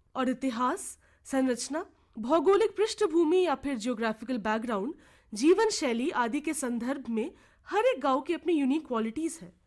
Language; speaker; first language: Hindi; early bilingual, other home language; Bangla